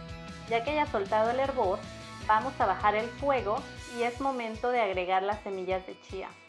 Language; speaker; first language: Spanish; native; Spanish